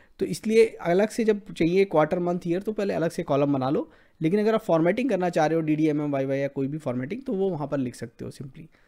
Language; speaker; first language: Hindi; native; Hindi